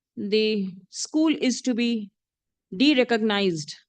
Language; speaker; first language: English; non-native, local second language; Bangla